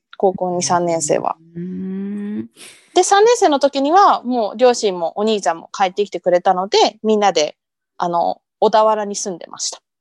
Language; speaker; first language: Japanese; early bilingual, heritage; Japanese